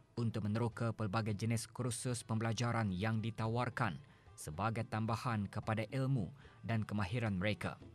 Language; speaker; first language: Malay; native; Malay